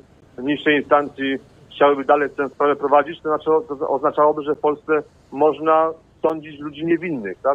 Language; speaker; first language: Polish; native; Polish